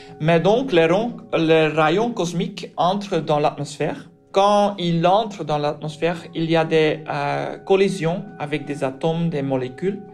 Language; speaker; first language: French; non-native, local second language; Dutch